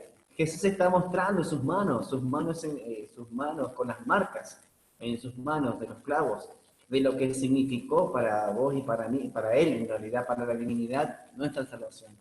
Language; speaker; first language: Spanish; native; Spanish